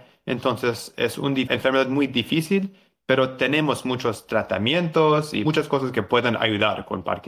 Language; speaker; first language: Spanish; non-native, fluent; English